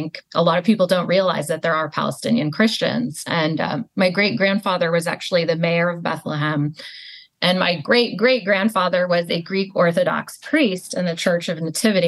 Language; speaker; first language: English; native; English